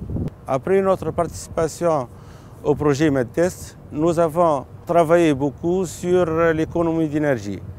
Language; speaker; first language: French; non-native, local second language; Arabic